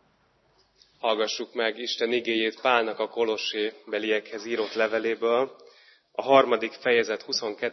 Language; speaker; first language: Hungarian; native; Hungarian